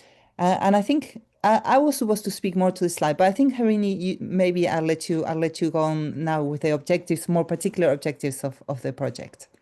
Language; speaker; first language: English; non-native, fluent; Spanish